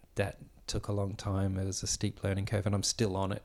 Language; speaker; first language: English; native; English